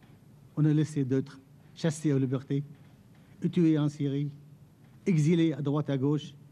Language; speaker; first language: French; non-native, fluent; Arabic